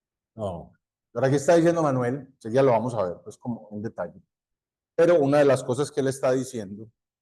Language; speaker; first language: Spanish; native; Spanish